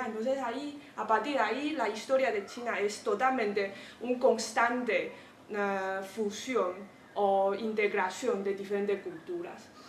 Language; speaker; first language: Spanish; non-native, fluent; Chinese